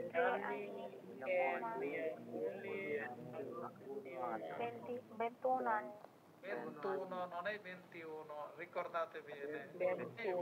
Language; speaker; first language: Italian; non-native, fluent; Bangla